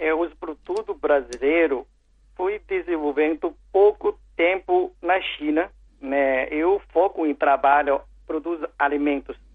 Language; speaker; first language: Portuguese; non-native, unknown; Chinese